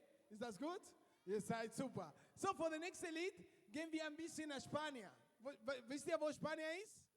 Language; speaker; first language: German; non-native, fluent; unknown